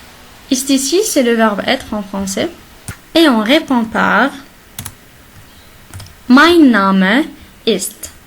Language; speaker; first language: French; non-native, local second language; Arabic